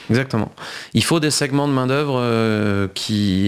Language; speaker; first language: French; native; French